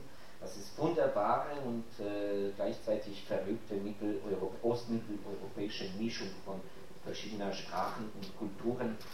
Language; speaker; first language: German; non-native, fluent; Ukrainian